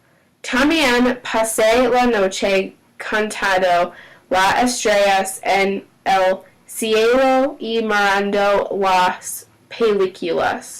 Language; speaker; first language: Spanish; non-native, learner; English